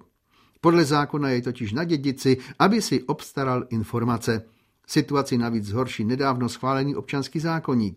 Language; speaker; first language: Czech; native; Czech